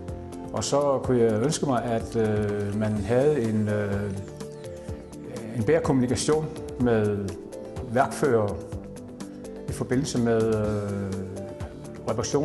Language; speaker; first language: Danish; native; Danish